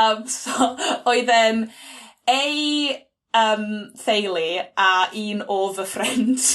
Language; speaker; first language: Welsh; non-native, local second language; English